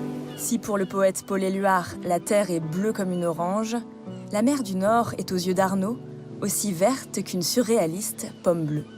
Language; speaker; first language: French; native; French